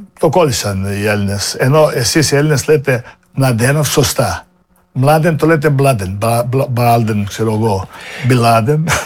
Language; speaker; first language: Greek; non-native, fluent; Serbian